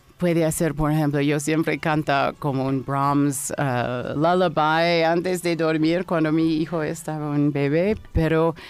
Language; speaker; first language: Spanish; non-native, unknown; English